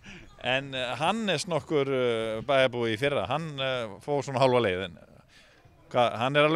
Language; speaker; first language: Icelandic; native; Icelandic